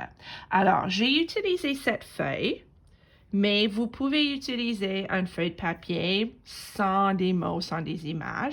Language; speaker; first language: French; non-native, fluent; English